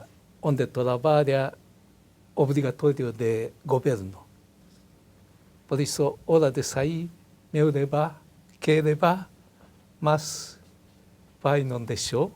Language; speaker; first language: Portuguese; non-native, learner; Japanese